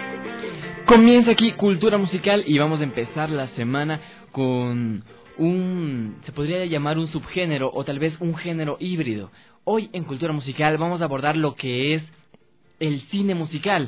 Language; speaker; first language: Spanish; native; Spanish